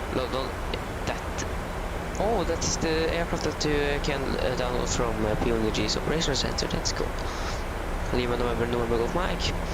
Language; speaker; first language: English; non-native, fluent; Norwegian